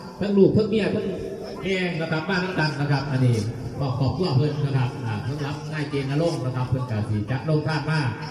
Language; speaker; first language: Thai; native; Thai